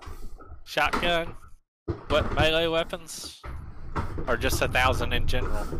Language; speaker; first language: English; native; English